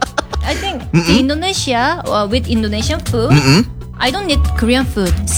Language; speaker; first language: English; non-native, learner; Korean